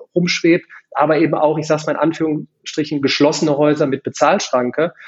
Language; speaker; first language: German; native; German